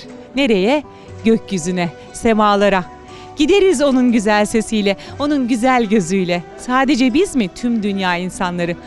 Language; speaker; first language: Turkish; native; Turkish